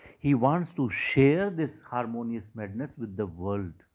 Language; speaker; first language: English; non-native, local second language; Hindi